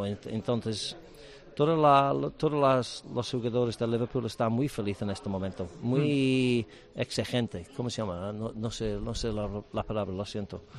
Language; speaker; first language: Spanish; non-native, learner; English